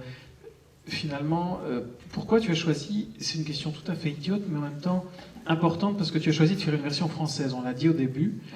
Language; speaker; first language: French; native; French